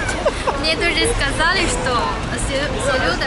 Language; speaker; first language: Russian; non-native, fluent; Chinese